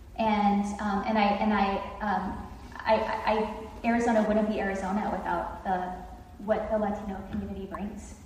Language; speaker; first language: English; native; English